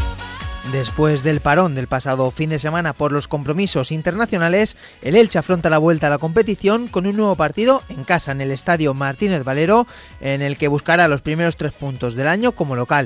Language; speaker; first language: Spanish; native; Spanish